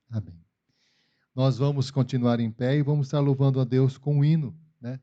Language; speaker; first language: Portuguese; native; Portuguese